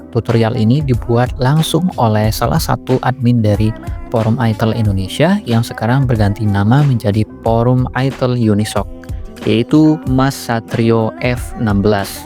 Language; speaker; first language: Indonesian; native; Indonesian